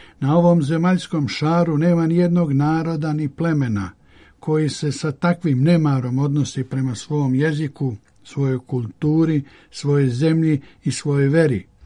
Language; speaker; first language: Serbian; native; Serbian